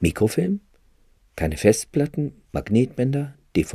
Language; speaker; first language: German; native; German